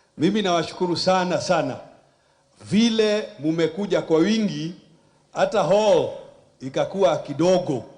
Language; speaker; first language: Swahili; non-native, local second language; Kikuyu